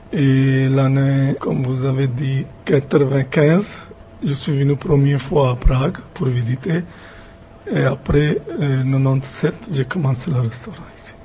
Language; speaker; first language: French; non-native, fluent; Punjabi